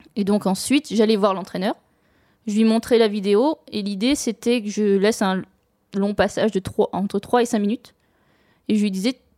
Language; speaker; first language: French; native; French